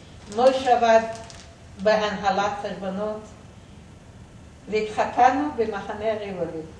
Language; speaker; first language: Hebrew; non-native, fluent; Yiddish